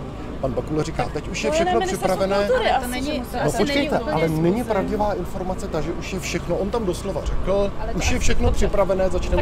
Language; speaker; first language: Czech; native; Czech